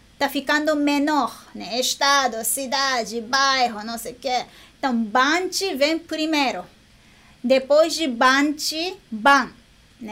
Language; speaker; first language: Portuguese; non-native, fluent; Japanese